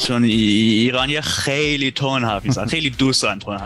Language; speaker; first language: Persian; non-native, fluent; German